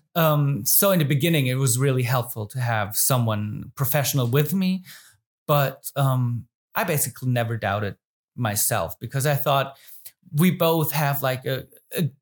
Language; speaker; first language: English; non-native, fluent; German